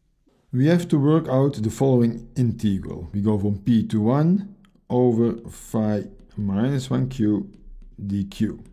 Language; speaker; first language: English; non-native, fluent; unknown